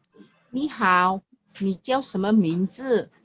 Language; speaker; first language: Chinese; non-native, learner; Indonesian